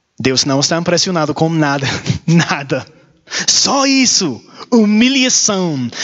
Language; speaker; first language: Portuguese; non-native, learner; English